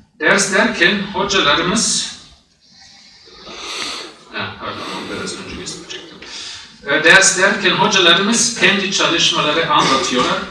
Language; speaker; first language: Turkish; non-native, fluent; German